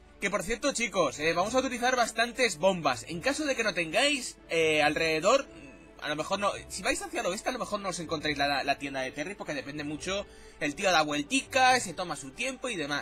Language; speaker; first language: Spanish; native; Spanish